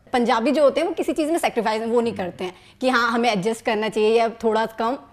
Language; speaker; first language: Hindi; native; Hindi